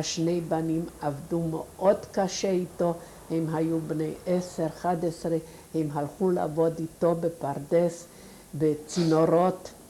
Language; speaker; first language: Hebrew; non-native, fluent; Yiddish